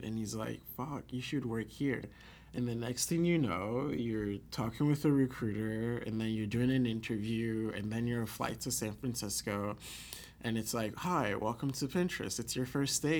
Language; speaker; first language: English; non-native, local second language; Yoruba